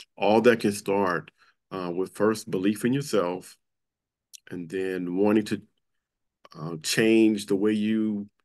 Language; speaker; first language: English; native; English